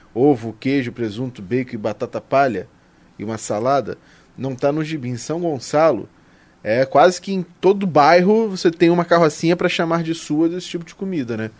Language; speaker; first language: Portuguese; native; Portuguese